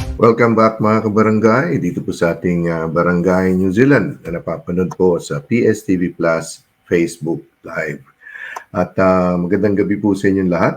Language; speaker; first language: Filipino; native; Filipino